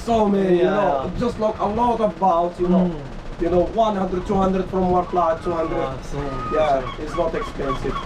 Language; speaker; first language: English; non-native, learner; Arabic